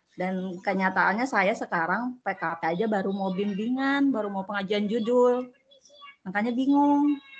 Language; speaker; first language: Indonesian; native; Indonesian